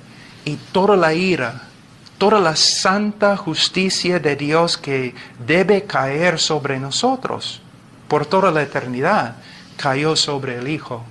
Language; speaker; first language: Spanish; non-native, fluent; English